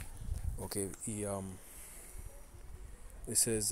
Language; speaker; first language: Spanish; early bilingual, heritage; Spanish